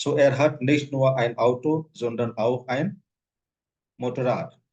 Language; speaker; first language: German; non-native, fluent; Hindi